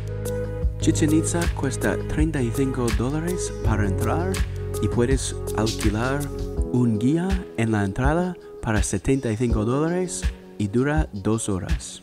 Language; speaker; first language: Spanish; non-native, learner; English